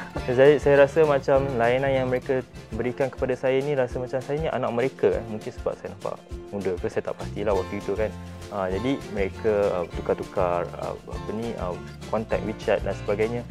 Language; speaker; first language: Malay; native; Malay